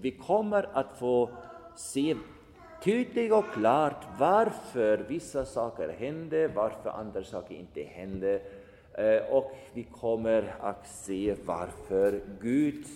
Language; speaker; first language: Swedish; non-native, fluent; German